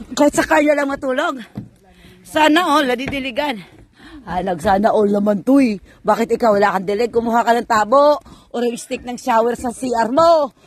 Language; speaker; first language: Filipino; non-native, local second language; Cebuano